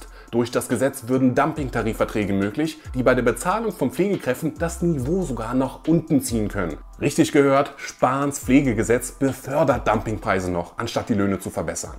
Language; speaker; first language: German; native; German